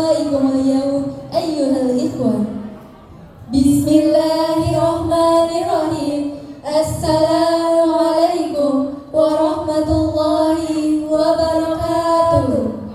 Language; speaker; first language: Arabic; non-native, learner; Indonesian